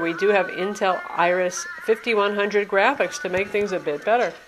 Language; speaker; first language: English; native; English